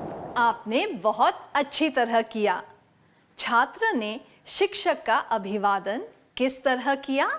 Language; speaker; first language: Hindi; native; Hindi